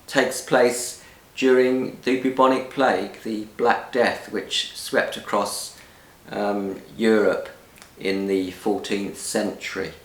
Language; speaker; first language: English; native; English